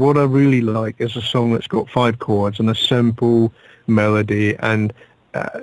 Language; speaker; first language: English; native; English